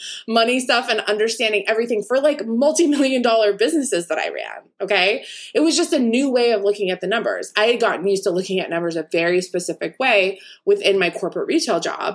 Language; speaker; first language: English; native; English